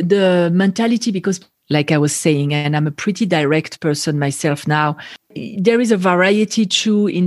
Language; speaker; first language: English; non-native, fluent; French